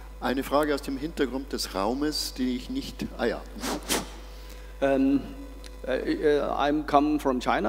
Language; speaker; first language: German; non-native, fluent; Chinese